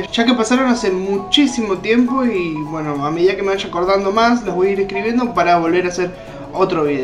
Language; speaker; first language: Spanish; native; Spanish